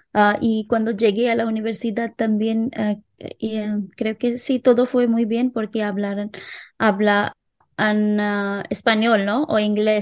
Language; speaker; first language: Spanish; non-native, local second language; Hindi